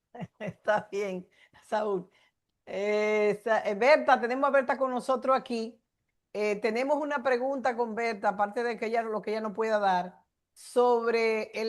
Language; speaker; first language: Spanish; native; Spanish